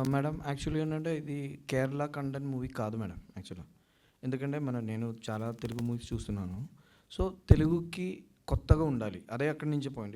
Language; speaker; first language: Telugu; non-native, learner; Malayalam